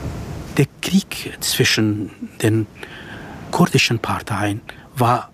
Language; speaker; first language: German; non-native, fluent; Central Kurdish